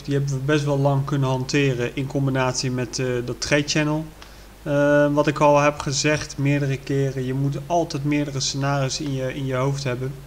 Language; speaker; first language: Dutch; native; Dutch